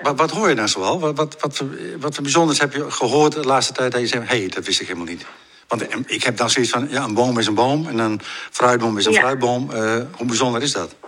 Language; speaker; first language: Dutch; non-native, local second language; Western Frisian